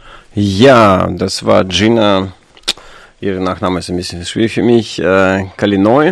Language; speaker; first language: German; non-native, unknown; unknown